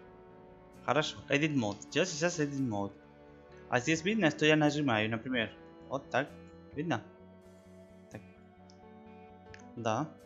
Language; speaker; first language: Russian; non-native, learner; Spanish